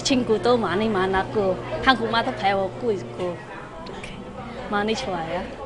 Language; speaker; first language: Korean; non-native, learner; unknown